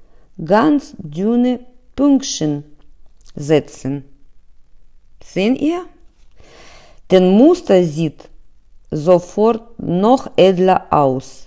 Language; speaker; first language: German; non-native, learner; Russian